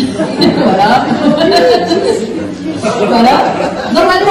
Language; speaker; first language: French; native; French